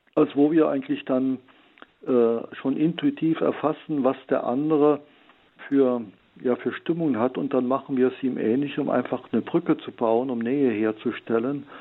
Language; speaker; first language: German; native; German